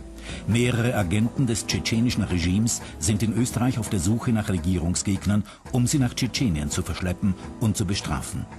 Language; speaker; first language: German; native; German